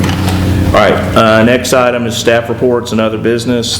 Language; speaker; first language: English; native; English